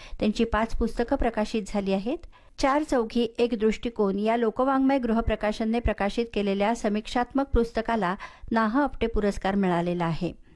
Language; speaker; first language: Marathi; native; Marathi